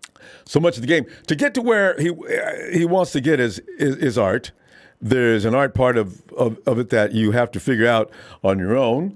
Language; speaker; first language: English; native; English